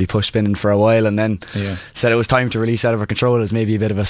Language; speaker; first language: English; native; English